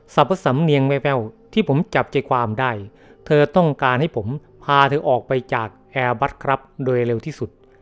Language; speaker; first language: Thai; native; Thai